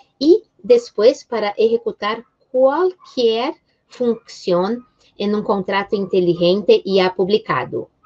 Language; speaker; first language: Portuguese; non-native, fluent; Spanish